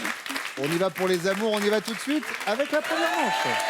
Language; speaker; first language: French; native; French